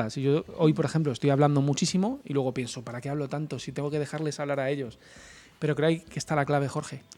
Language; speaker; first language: Spanish; native; Spanish